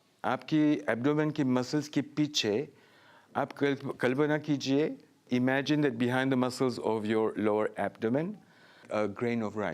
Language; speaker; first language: Hindi; non-native, learner; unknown